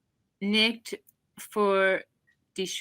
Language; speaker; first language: German; non-native, learner; English